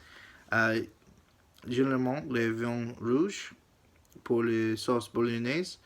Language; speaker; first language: French; non-native, learner; English